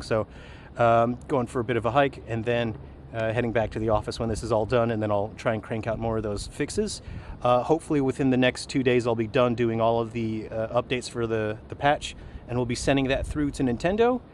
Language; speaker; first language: English; native; English